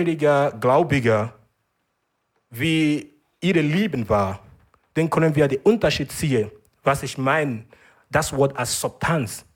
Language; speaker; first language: German; non-native, learner; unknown